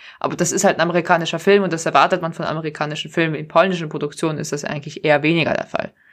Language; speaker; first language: German; early bilingual, other home language; Polish